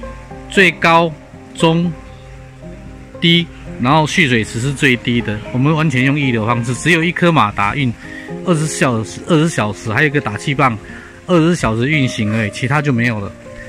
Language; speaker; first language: Chinese; native; Chinese